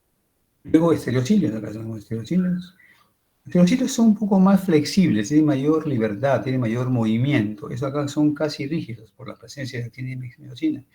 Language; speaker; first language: Spanish; native; Spanish